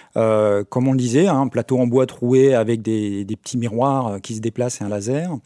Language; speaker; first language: French; native; French